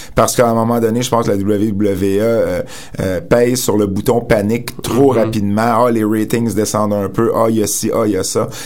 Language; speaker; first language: French; native; French